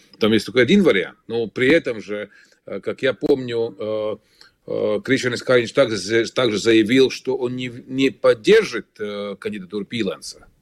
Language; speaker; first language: Russian; non-native, local second language; Latvian